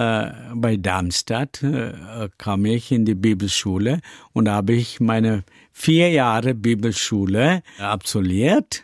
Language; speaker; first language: German; non-native, learner; Tamil